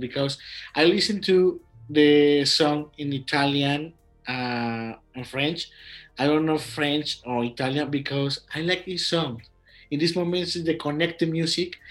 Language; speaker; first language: English; non-native, learner; Spanish